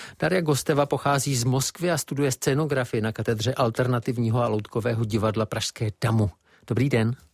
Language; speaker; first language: Czech; native; Czech